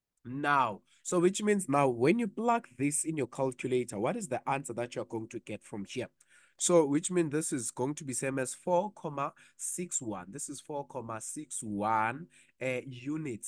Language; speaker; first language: English; non-native, local second language; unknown